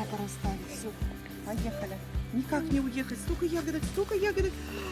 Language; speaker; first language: Russian; native; Russian